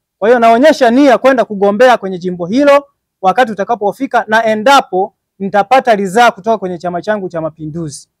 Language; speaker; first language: Swahili; native; Swahili